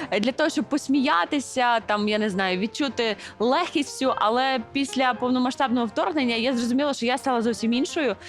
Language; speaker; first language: Ukrainian; native; Ukrainian